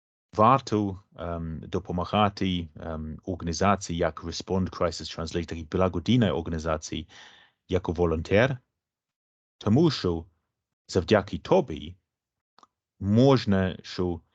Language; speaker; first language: Ukrainian; non-native, fluent; English